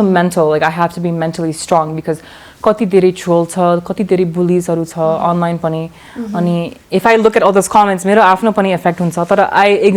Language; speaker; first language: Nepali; early bilingual, heritage; English